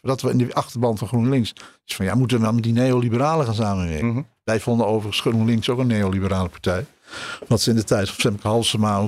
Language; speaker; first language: Dutch; native; Dutch